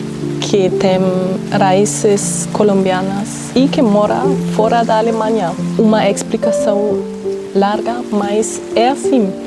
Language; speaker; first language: Portuguese; non-native, fluent; German